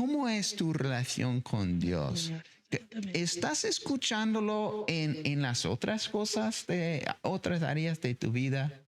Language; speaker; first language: Spanish; non-native, fluent; English